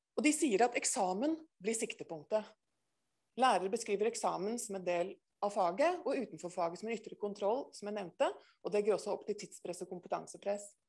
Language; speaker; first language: Norwegian; native; Norwegian